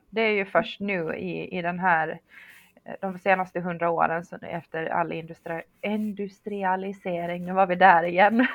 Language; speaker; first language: Swedish; native; Swedish